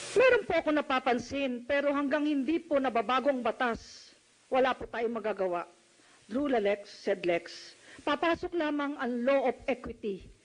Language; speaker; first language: Filipino; native; Filipino